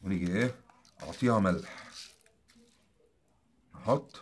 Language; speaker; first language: Arabic; native; Arabic